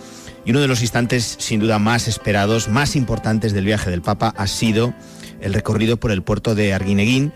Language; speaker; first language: Spanish; native; Spanish